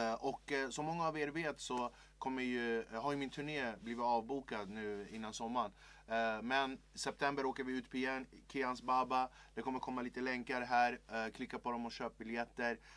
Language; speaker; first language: Swedish; early bilingual, other home language; Kurdish